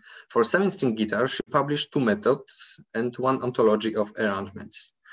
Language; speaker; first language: English; non-native, fluent; Polish